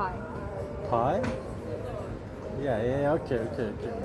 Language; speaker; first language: English; non-native, learner; Turkish